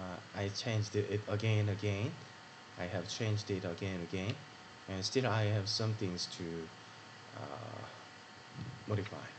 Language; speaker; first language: English; non-native, learner; Korean